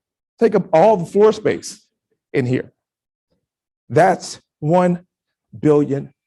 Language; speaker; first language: English; native; English